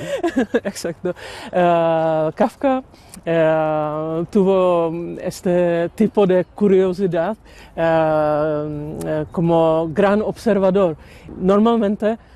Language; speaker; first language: Spanish; non-native, learner; Czech